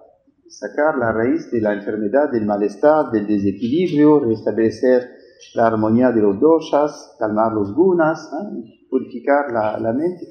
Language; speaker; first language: Spanish; non-native, fluent; French